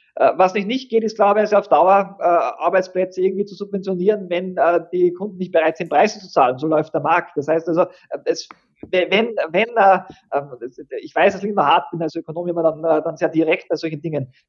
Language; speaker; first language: German; native; German